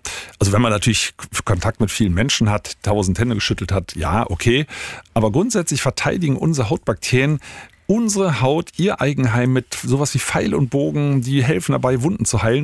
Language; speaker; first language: German; native; German